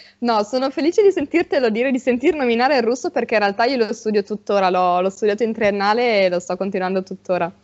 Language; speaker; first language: Italian; native; Italian